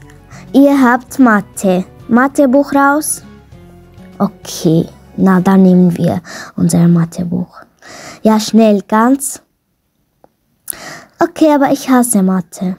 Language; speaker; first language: German; non-native, learner; Arabic